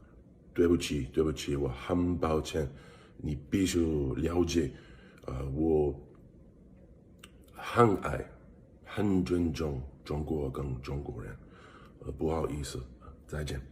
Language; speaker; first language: Chinese; non-native, learner; English